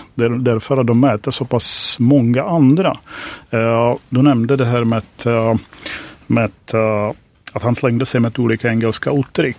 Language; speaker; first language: Swedish; non-native, fluent; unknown